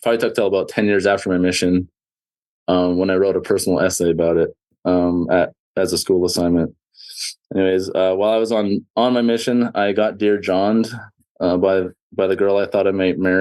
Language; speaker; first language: English; native; English